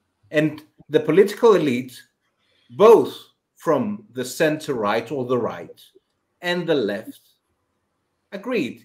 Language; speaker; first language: English; non-native, fluent; Greek